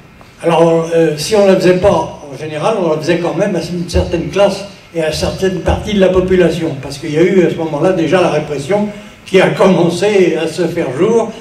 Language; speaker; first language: French; native; French